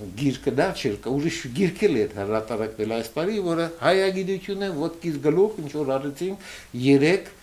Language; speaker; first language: Armenian; early bilingual, heritage; Armenian